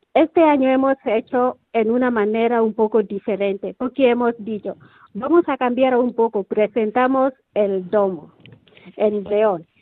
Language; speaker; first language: Spanish; non-native, learner; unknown